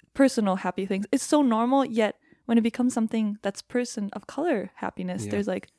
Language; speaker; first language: English; non-native, fluent; Japanese